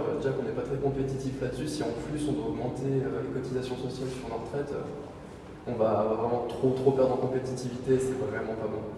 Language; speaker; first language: French; native; French